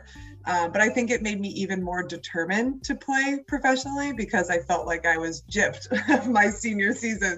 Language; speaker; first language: English; native; English